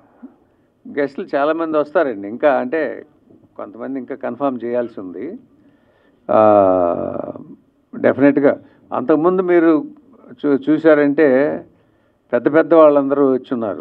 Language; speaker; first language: Telugu; native; Telugu